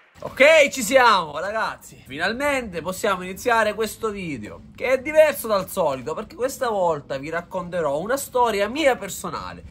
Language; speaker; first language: Italian; non-native, local second language; Sicilian